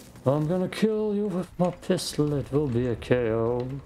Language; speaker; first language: English; non-native, fluent; German